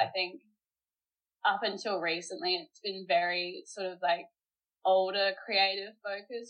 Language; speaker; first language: English; native; English